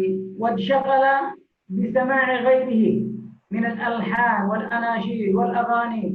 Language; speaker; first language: Arabic; native; Arabic